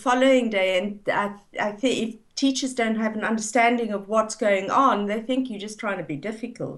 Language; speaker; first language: English; native; English